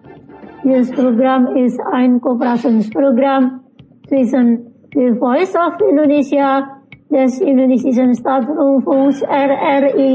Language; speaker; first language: German; non-native, learner; Indonesian